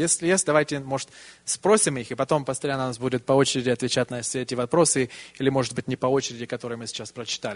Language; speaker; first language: Russian; early bilingual, heritage; Russian